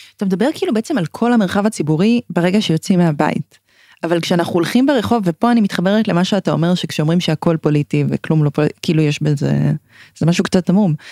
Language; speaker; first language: Hebrew; native; Hebrew